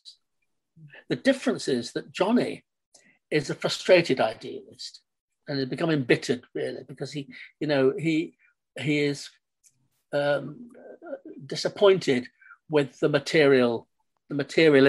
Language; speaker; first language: English; native; English